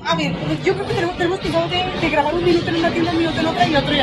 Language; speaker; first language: Spanish; native; Spanish